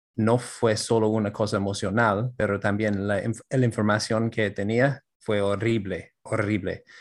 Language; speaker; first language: Spanish; non-native, fluent; English